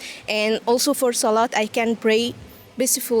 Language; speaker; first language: English; non-native, fluent; Arabic